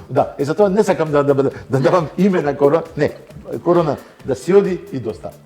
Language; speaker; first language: Macedonian; non-native, fluent; Dutch